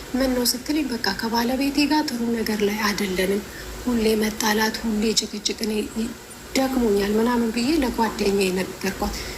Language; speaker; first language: Amharic; native; Amharic